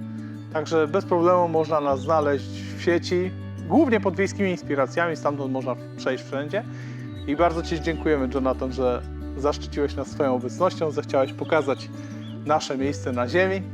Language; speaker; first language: Polish; native; Polish